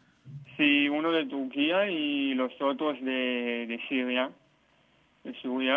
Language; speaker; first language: Spanish; non-native, learner; Hebrew